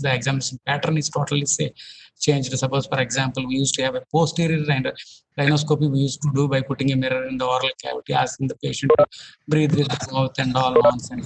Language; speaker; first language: English; non-native, local second language; Telugu